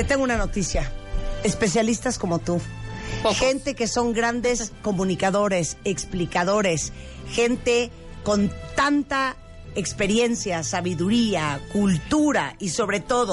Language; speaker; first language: Spanish; native; Spanish